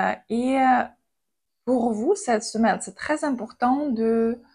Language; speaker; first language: French; non-native, fluent; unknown